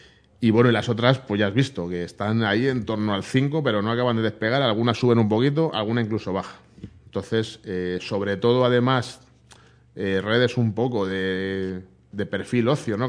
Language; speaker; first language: Spanish; native; Spanish